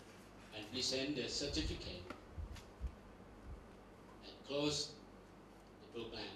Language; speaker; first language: English; non-native, learner; Thai